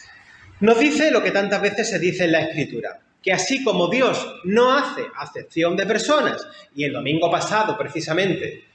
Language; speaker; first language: Spanish; native; Spanish